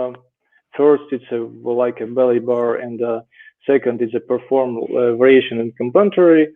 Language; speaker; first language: English; non-native, fluent; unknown